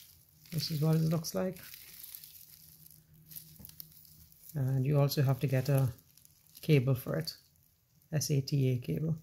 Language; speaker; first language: English; native; English